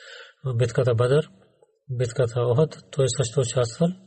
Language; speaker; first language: Bulgarian; non-native, learner; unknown